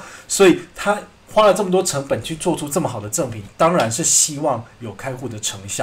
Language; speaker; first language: Chinese; native; Chinese